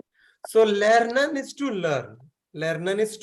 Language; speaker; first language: German; non-native, fluent; Hindi